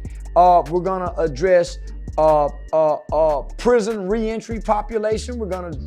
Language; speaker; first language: English; native; English